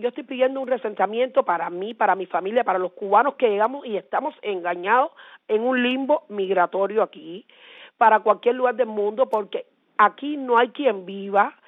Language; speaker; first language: Spanish; native; Spanish